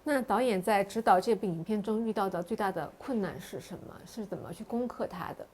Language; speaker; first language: Chinese; native; Chinese